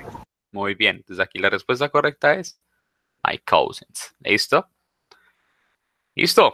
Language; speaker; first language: Spanish; native; Spanish